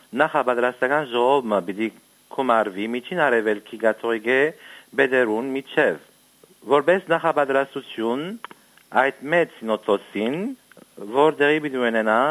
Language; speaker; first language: Armenian; early bilingual, heritage; Armenian